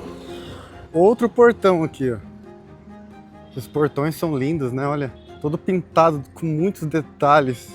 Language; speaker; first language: Portuguese; native; Portuguese